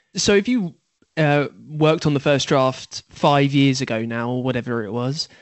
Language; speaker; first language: English; native; English